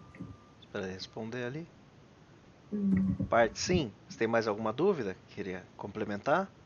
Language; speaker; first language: Portuguese; native; Portuguese